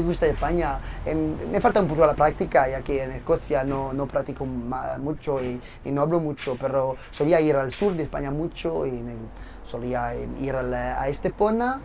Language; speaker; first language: Spanish; non-native, fluent; French